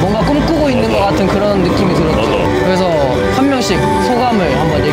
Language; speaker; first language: Korean; native; Korean